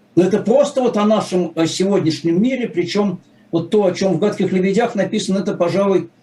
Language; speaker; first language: Russian; native; Russian